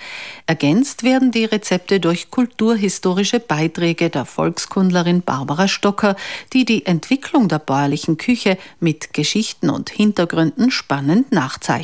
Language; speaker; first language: German; native; German